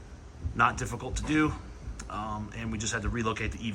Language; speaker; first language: English; native; English